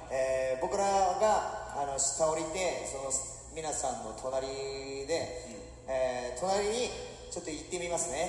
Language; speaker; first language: Japanese; non-native, fluent; Korean